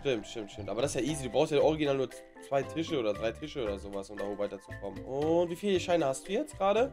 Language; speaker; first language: German; native; German